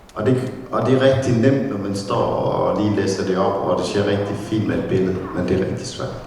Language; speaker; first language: Danish; early bilingual, other home language; Tigrinya